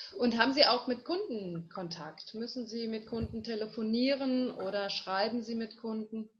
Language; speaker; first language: German; native; German